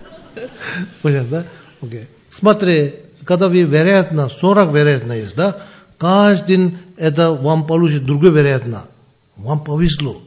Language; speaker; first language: Russian; non-native, learner; Tibetan